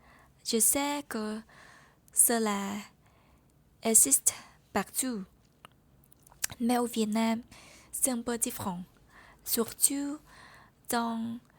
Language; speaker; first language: French; non-native, learner; Vietnamese